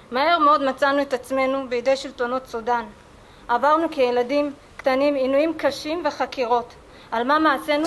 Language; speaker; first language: Hebrew; early bilingual, other home language; Amharic